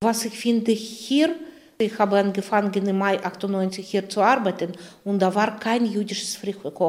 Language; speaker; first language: German; non-native, fluent; Russian